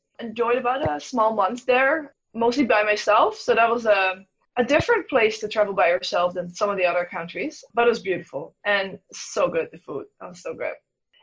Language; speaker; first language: English; non-native, fluent; Dutch